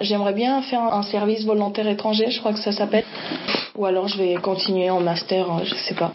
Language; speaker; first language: French; non-native, fluent; Spanish